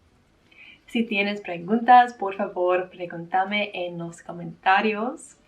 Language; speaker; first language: Spanish; non-native, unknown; English